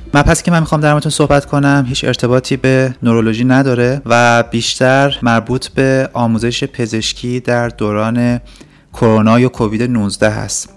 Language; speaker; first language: Persian; native; Persian